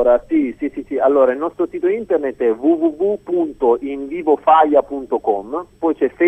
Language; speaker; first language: Italian; native; Italian